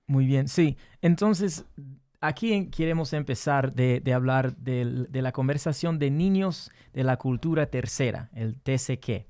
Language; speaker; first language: Spanish; early bilingual, heritage; English